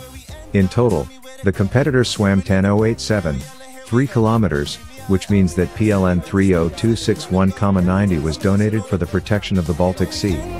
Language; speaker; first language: English; non-native, fluent; Polish